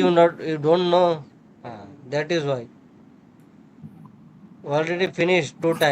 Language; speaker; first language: English; non-native, learner; Urdu